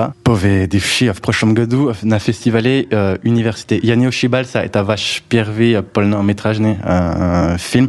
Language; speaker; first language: Russian; non-native, fluent; French